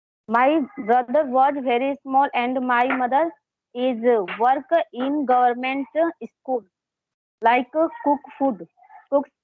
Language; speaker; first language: English; non-native, learner; Hindi